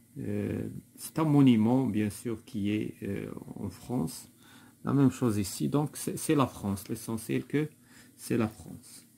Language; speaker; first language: French; non-native, local second language; Arabic